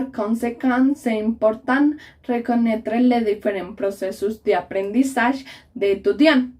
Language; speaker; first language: French; non-native, learner; Spanish